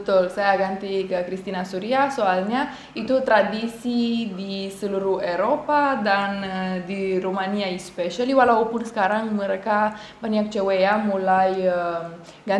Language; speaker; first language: Indonesian; non-native, fluent; Romanian